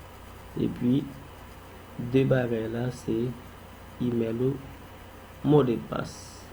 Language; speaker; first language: French; non-native, local second language; Haitian Creole